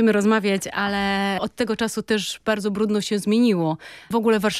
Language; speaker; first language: Polish; native; Polish